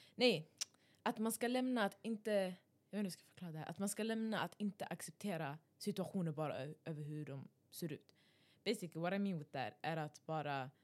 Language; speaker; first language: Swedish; early bilingual, other home language; Arabic